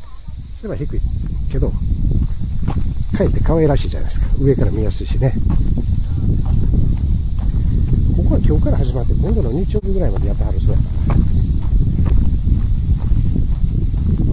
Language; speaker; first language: Japanese; native; Japanese